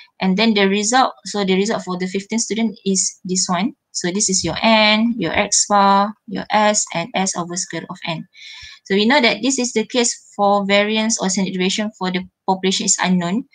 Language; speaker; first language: English; non-native, local second language; Malay